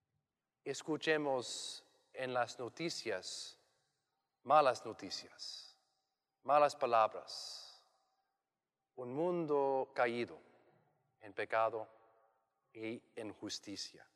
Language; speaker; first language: Spanish; non-native, learner; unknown